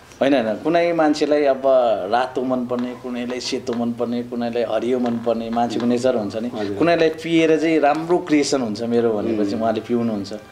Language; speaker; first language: Nepali; non-native, local second language; Eastern Tamang